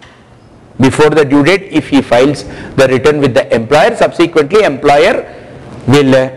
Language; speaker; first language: English; non-native, local second language; Hindi